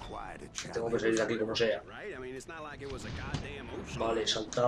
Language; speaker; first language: Spanish; native; Spanish